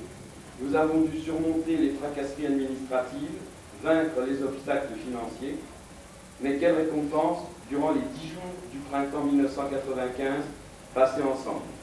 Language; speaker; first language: French; native; French